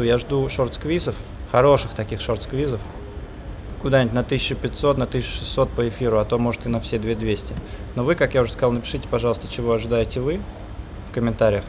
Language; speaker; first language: Russian; native; Russian